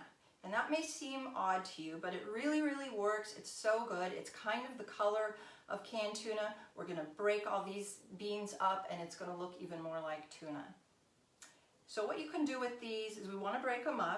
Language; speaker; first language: English; native; English